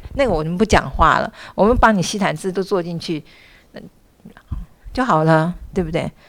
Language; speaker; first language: Chinese; native; Chinese